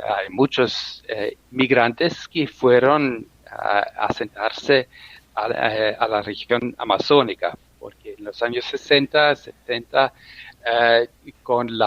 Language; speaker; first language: Spanish; non-native, fluent; German